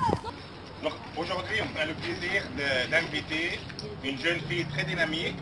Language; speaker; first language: French; non-native, fluent; Arabic